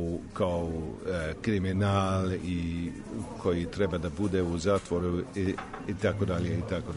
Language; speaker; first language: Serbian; non-native, fluent; English